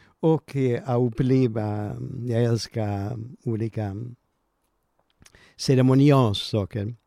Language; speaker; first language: Swedish; non-native, learner; Spanish